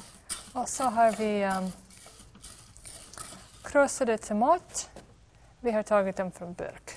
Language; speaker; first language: Swedish; non-native, fluent; English